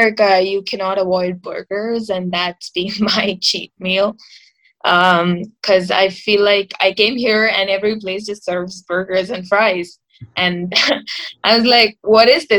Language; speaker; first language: English; non-native, local second language; Marathi